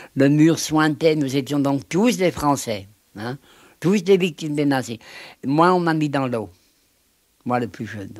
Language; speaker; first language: French; native; French